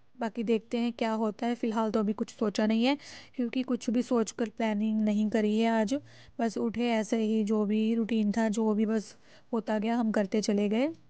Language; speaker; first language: Hindi; non-native, local second language; Punjabi